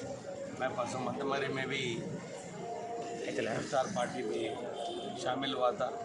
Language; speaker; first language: Hindi; non-native, local second language; Telugu